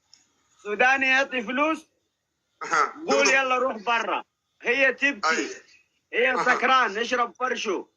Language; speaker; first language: Arabic; non-native, learner; Oromo